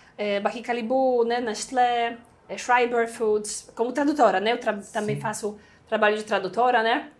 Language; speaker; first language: Portuguese; non-native, fluent; Polish